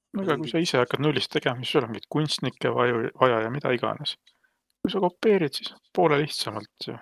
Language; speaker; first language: Estonian; native; Estonian